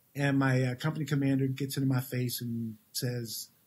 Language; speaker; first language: English; native; English